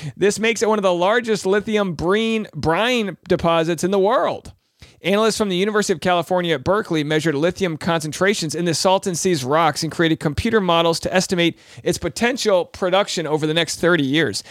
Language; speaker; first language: English; native; English